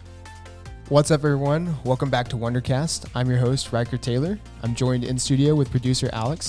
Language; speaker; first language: English; native; English